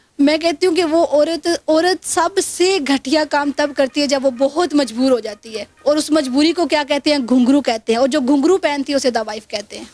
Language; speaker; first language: Urdu; non-native, local second language; Punjabi